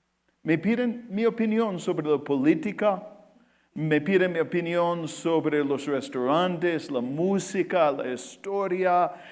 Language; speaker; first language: Spanish; non-native, fluent; English